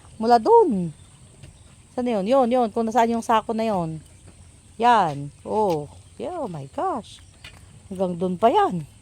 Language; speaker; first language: Filipino; non-native, local second language; Pangasinan